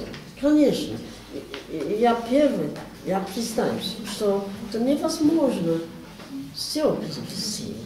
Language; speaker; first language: Russian; non-native, learner; English